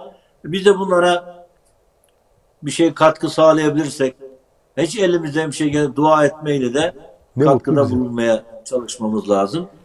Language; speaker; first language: Turkish; native; Turkish